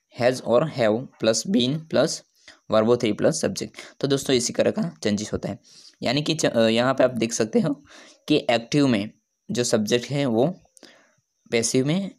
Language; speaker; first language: Hindi; non-native, local second language; Gujarati